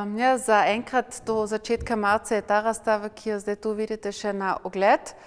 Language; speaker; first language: Slovenian; non-native, local second language; German